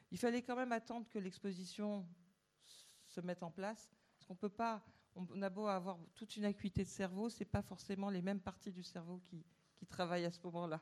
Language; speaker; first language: French; native; French